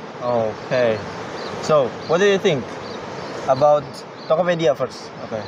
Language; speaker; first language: English; non-native, learner; Indonesian